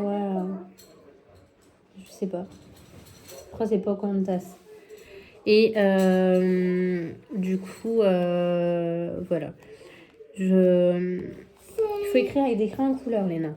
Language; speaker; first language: French; native; French